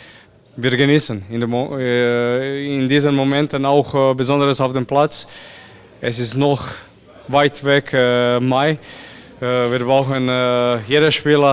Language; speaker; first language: German; non-native, learner; Croatian